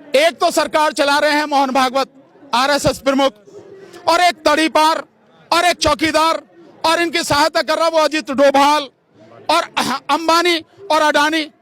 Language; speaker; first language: Hindi; native; Hindi